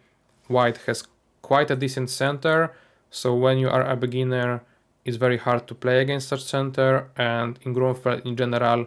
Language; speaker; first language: English; non-native, fluent; Polish